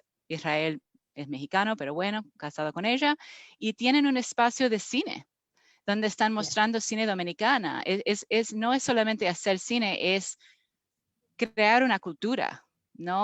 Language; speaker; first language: Spanish; non-native, fluent; English